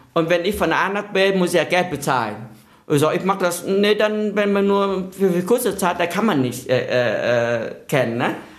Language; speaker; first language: German; non-native, fluent; Vietnamese